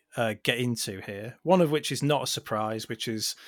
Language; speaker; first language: English; native; English